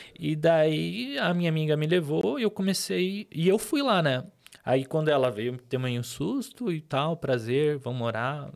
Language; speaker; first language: Portuguese; early bilingual, other home language; Arabic